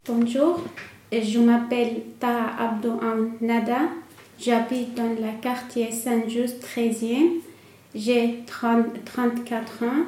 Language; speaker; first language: French; non-native, learner; Arabic